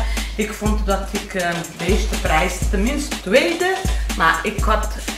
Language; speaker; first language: Dutch; non-native, learner; Portuguese